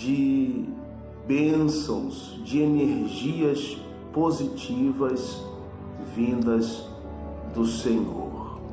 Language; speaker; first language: Portuguese; native; Portuguese